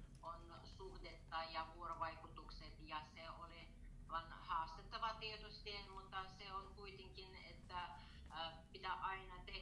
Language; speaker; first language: Finnish; non-native, learner; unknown